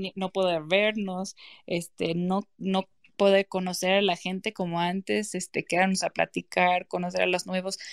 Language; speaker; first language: Spanish; non-native, fluent; English